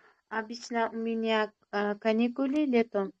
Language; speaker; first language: Russian; non-native, learner; Uzbek